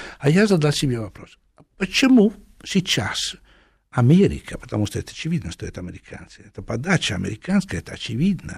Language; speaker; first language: Russian; non-native, fluent; Italian